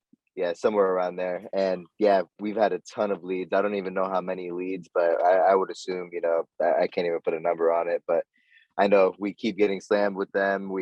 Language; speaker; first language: English; native; English